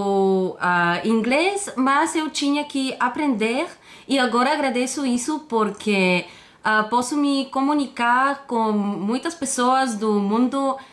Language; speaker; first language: Portuguese; non-native, fluent; Bulgarian